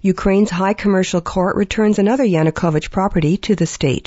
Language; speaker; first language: English; early bilingual, other home language; Ukrainian